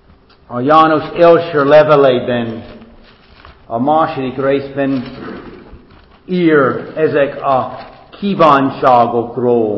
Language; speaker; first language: Hungarian; non-native, fluent; English